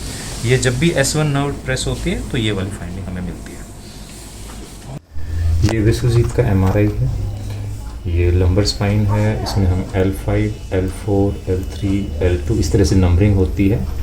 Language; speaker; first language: Hindi; native; Hindi